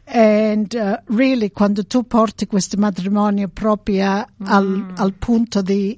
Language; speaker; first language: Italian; early bilingual, heritage; Italian